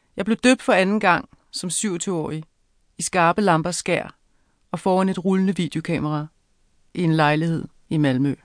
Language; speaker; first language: Danish; native; Danish